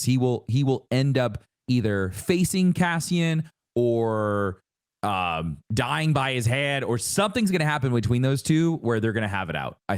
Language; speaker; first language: English; native; English